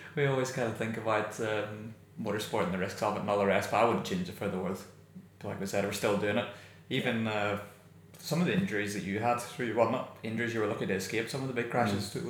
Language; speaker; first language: English; native; English